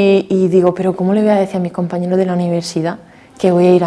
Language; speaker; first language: Spanish; native; Spanish